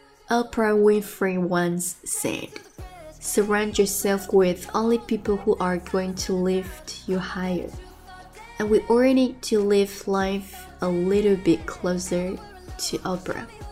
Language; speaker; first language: English; non-native, fluent; Chinese